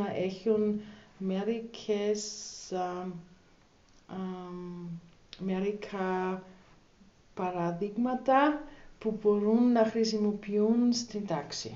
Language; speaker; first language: Greek; non-native, learner; German